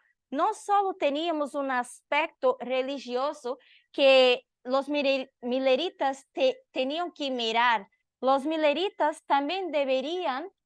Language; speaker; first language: Spanish; non-native, learner; Portuguese